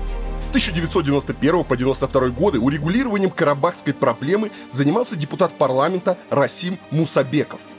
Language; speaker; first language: Russian; native; Russian